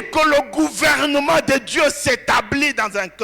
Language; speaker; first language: French; non-native, local second language; Lingala